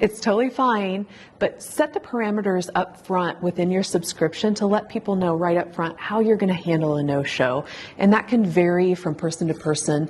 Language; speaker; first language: English; native; English